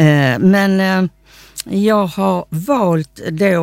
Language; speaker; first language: Swedish; native; Swedish